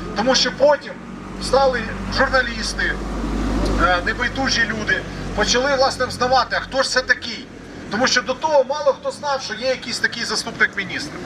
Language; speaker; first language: Ukrainian; native; Ukrainian